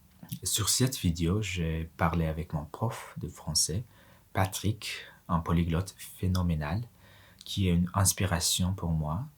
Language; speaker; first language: French; non-native, fluent; Mongolian